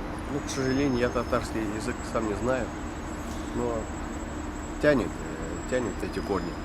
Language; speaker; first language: Russian; early bilingual, heritage; Dutch